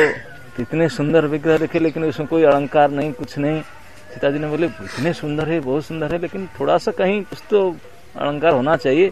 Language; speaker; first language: Hindi; non-native, local second language; Odia